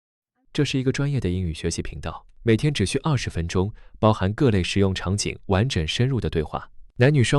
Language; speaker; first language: Chinese; native; Chinese